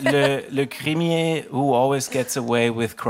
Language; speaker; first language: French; non-native, learner; German